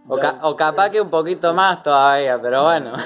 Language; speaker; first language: Spanish; native; Spanish